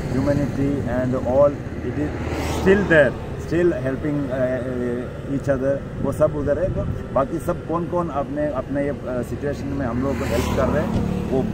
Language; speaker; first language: Hindi; non-native, local second language; Malayalam